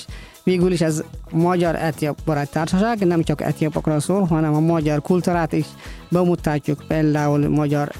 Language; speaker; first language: Hungarian; non-native, fluent; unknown